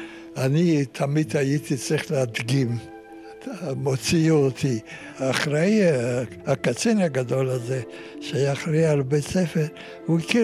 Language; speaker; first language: Hebrew; non-native, fluent; Yiddish